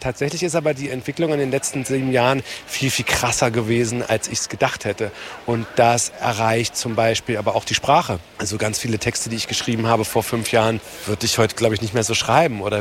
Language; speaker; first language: German; native; German